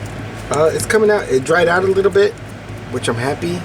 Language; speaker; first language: English; native; English